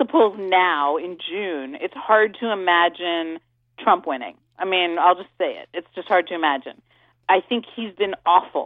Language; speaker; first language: English; native; English